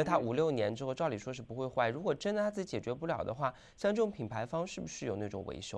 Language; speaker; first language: Chinese; native; Chinese